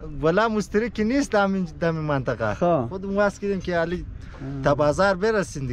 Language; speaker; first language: Persian; native; Persian